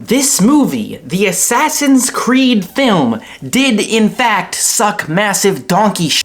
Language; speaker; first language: English; native; English